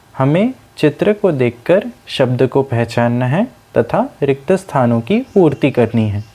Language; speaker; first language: Hindi; non-native, local second language; Sindhi